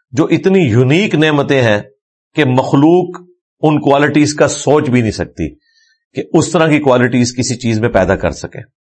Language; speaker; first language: Urdu; non-native, local second language; Punjabi